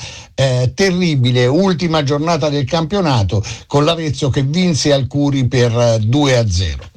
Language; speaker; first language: Italian; native; Italian